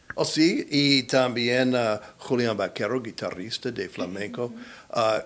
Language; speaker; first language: Spanish; non-native, learner; English